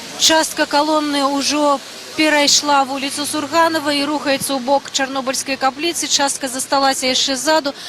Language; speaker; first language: Belarusian; non-native, local second language; Russian